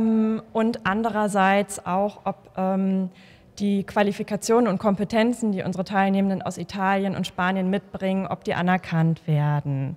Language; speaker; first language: German; native; German